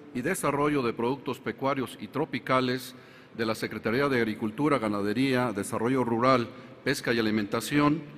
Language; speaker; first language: Spanish; native; Spanish